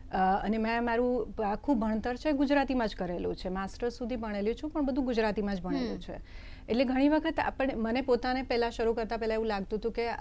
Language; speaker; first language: Gujarati; native; Gujarati